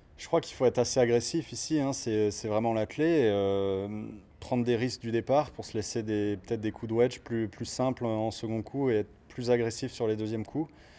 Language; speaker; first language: French; native; French